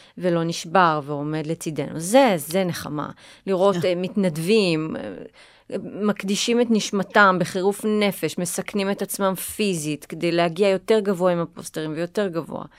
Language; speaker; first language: Hebrew; native; Hebrew